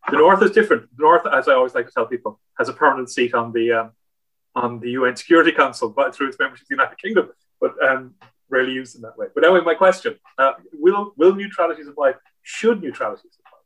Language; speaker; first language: English; native; English